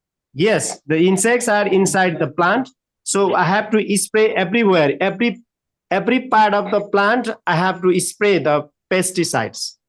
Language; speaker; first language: English; non-native, learner; Nepali